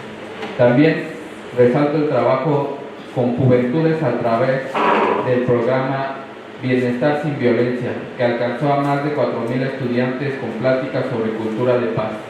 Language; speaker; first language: Spanish; native; Spanish